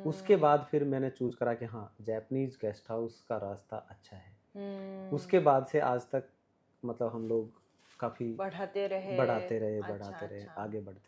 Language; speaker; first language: Hindi; native; Hindi